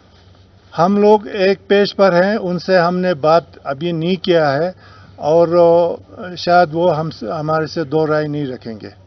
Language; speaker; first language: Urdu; non-native, local second language; Ladakhi